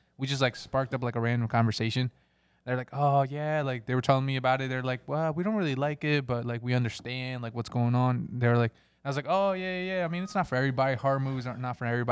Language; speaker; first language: English; early bilingual, other home language; Spanish